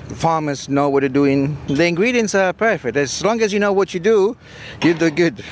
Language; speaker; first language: English; non-native, fluent; Italian